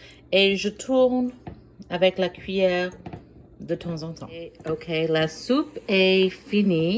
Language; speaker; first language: French; non-native, fluent; English